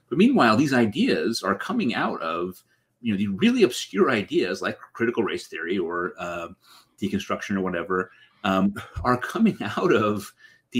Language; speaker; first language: English; native; English